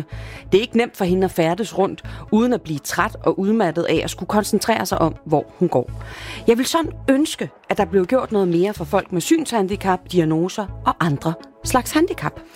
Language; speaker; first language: Danish; native; Danish